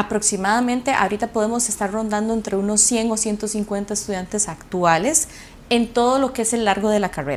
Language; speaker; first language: Spanish; native; Spanish